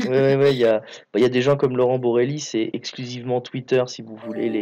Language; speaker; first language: French; native; French